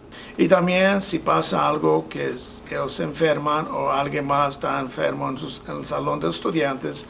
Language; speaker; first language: Spanish; non-native, fluent; English